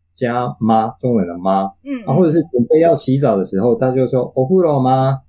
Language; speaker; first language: Chinese; non-native, fluent; Japanese